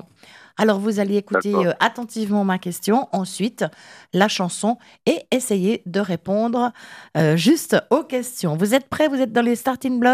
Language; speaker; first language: French; native; French